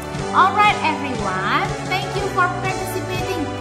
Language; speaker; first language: English; non-native, fluent; Indonesian